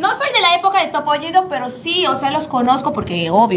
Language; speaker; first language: Spanish; native; Spanish